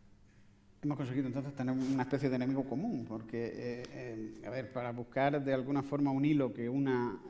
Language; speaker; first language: Spanish; native; Spanish